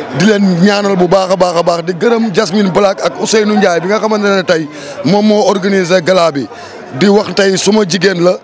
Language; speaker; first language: Wolof; native; Wolof